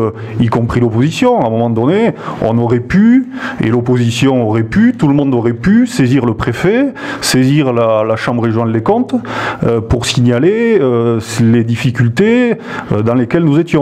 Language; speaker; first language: French; native; French